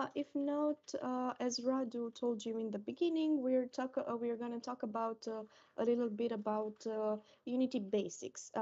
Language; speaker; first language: English; non-native, fluent; Romanian